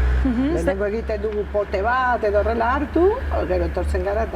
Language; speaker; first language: Basque; non-native, learner; Spanish